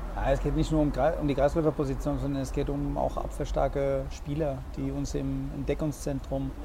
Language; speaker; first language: German; non-native, fluent; Spanish